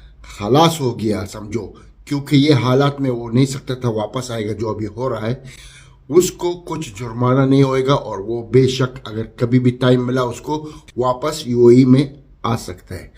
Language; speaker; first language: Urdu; non-native, local second language; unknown